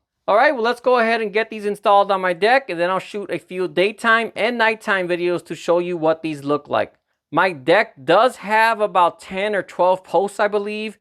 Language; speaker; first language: English; native; English